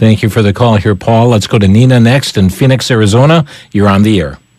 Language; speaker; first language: English; native; English